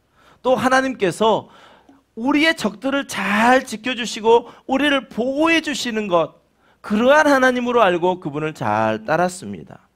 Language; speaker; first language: Korean; native; Korean